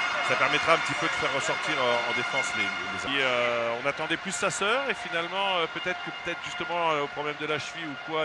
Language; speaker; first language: French; native; French